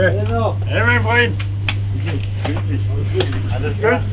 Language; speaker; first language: German; native; German